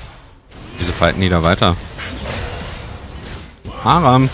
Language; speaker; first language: German; native; German